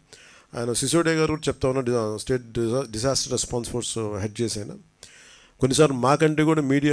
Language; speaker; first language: Telugu; native; Telugu